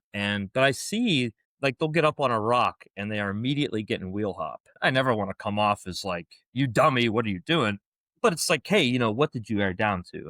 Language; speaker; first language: English; native; English